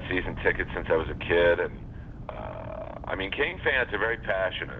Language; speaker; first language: English; native; English